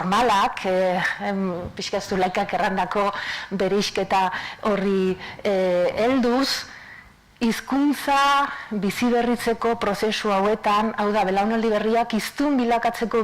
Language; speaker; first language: Basque; native; Basque